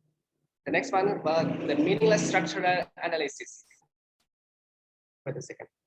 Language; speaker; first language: English; non-native, learner; Indonesian